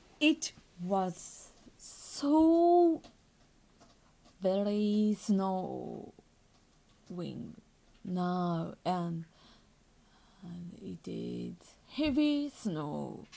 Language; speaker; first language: English; non-native, learner; Japanese